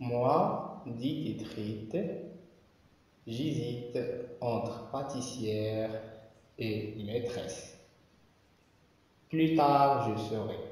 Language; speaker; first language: French; non-native, local second language; Arabic